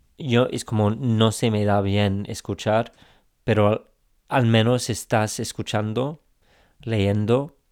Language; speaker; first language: Spanish; non-native, fluent; English